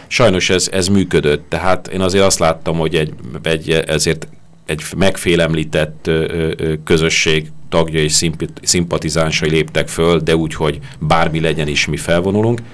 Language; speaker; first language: Hungarian; native; Hungarian